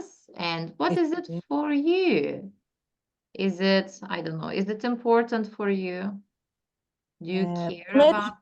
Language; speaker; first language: English; non-native, fluent; Turkish